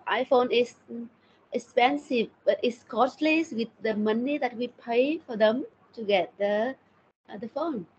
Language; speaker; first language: English; non-native, learner; Thai